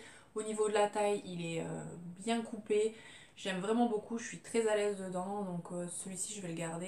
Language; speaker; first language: French; native; French